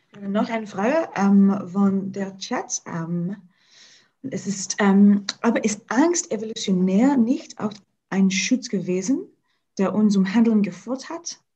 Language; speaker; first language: German; non-native, learner; English